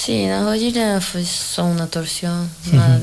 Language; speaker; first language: Spanish; non-native, learner; Portuguese